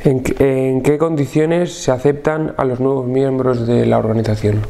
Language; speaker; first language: Spanish; non-native, fluent; Russian